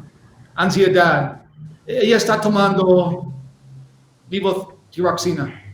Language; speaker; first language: Spanish; non-native, learner; English